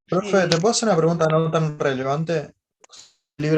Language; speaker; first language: Spanish; native; Spanish